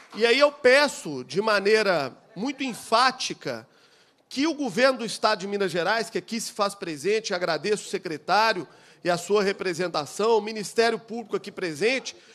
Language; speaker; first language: Portuguese; native; Portuguese